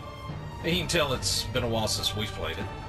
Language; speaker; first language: English; native; English